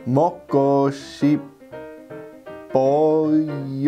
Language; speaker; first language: Korean; non-native, learner; English